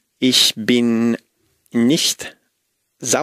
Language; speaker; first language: German; non-native, learner; Spanish